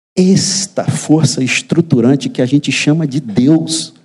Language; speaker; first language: Portuguese; native; Portuguese